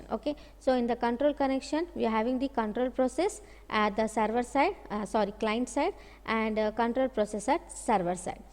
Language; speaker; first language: English; non-native, local second language; Telugu